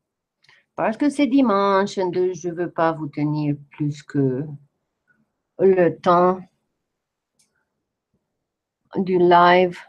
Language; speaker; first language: French; non-native, fluent; English